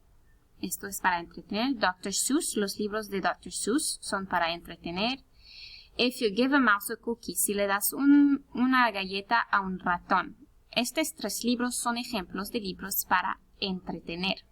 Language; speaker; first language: Spanish; early bilingual, heritage; Spanish